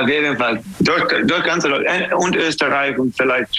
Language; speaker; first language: German; non-native, fluent; English